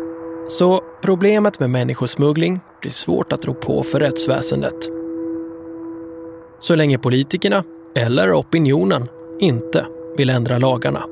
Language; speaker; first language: Swedish; native; Swedish